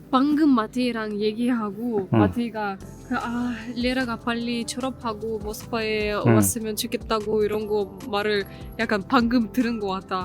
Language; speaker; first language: Korean; non-native, learner; Russian